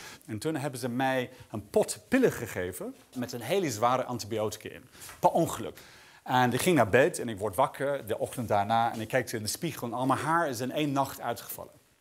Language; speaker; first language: Dutch; non-native, fluent; English